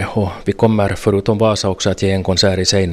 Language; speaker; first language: Swedish; native; Swedish